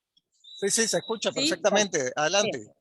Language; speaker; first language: Spanish; native; Spanish